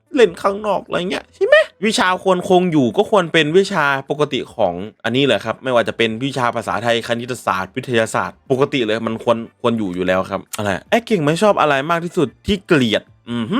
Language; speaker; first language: Thai; native; Thai